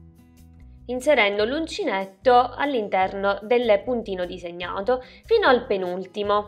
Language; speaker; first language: Italian; native; Italian